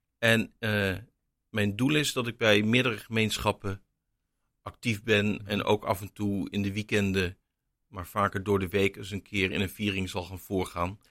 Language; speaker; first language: Dutch; native; Dutch